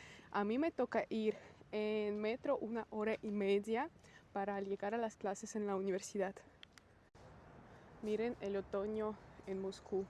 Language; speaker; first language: Spanish; non-native, fluent; Russian